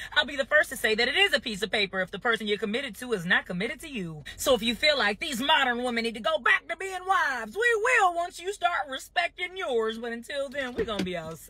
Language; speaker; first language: English; native; English